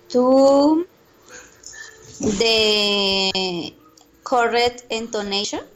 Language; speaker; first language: English; non-native, learner; Spanish